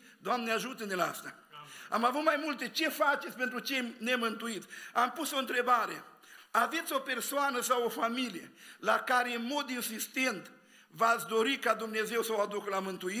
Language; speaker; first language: Romanian; native; Romanian